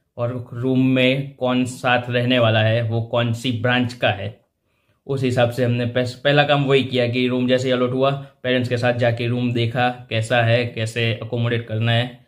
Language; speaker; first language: Hindi; non-native, local second language; Gujarati